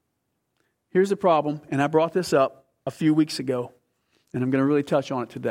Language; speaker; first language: English; native; English